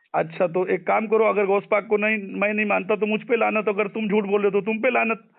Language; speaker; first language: Hindi; native; Hindi